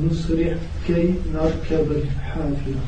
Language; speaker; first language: Arabic; non-native, learner; French